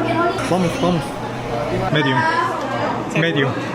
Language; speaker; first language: Spanish; non-native, learner; Korean